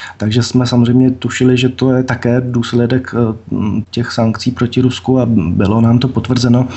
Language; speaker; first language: Czech; native; Czech